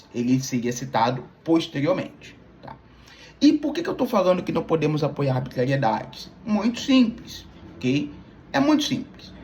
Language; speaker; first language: Portuguese; native; Portuguese